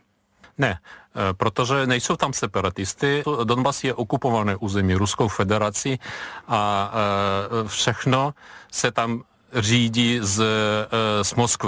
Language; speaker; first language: Czech; non-native, fluent; Ukrainian